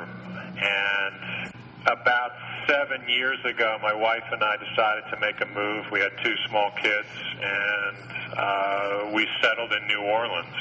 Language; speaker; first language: English; native; English